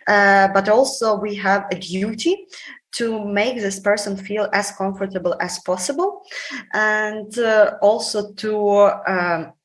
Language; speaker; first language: English; non-native, fluent; Ukrainian